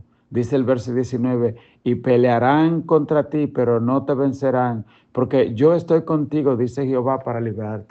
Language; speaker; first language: Spanish; native; Spanish